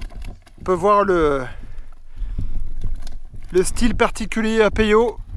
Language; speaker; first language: French; native; French